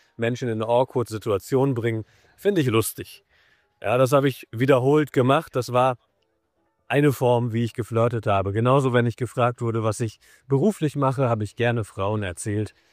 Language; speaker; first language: German; native; German